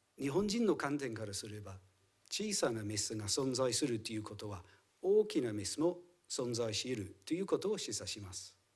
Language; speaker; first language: Japanese; non-native, fluent; English